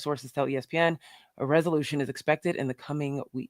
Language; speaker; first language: English; native; English